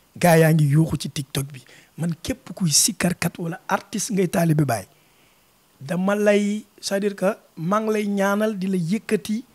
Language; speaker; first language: Wolof; native; Wolof